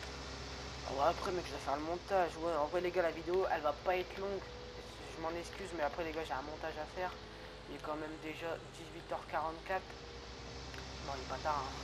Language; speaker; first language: French; native; French